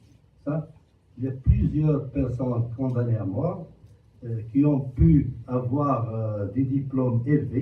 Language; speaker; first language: French; non-native, local second language; Arabic